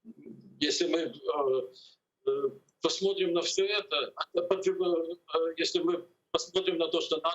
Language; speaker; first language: Russian; native; Russian